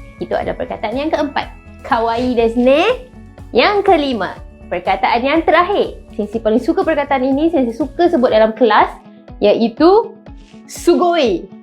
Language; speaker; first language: Malay; native; Malay